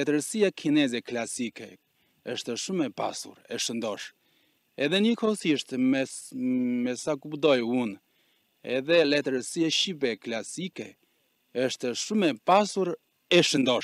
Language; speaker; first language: Albanian; non-native, fluent; Chinese